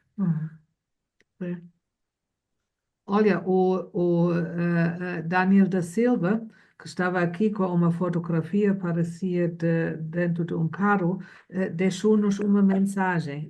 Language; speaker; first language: Portuguese; non-native, fluent; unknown